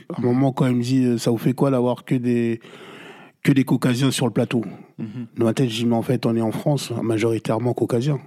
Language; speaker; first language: French; non-native, local second language; Lingala